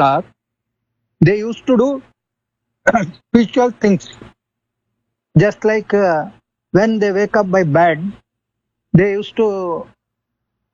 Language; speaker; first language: English; non-native, local second language; Kannada